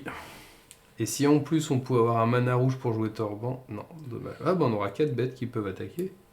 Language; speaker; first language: French; native; French